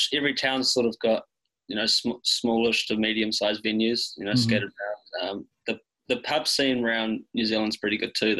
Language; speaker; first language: English; native; English